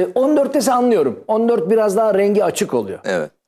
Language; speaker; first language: Turkish; native; Turkish